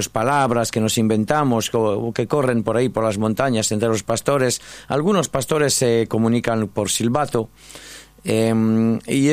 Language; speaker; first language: Spanish; non-native, fluent; French